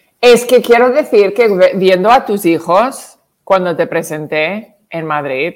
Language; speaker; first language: Spanish; early bilingual, heritage; English